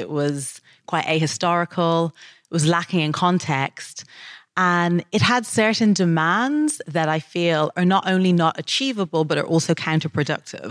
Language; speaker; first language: English; native; English